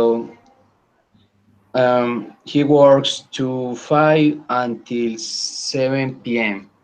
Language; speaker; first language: English; non-native, learner; Spanish